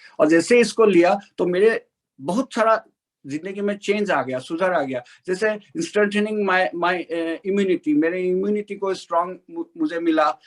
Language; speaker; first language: Hindi; non-native, local second language; Assamese